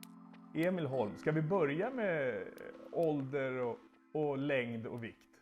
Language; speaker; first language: Swedish; native; Swedish